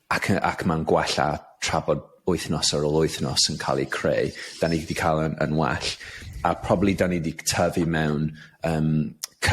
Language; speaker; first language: Welsh; non-native, fluent; English